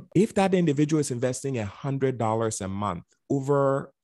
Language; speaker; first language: English; non-native, local second language; Akan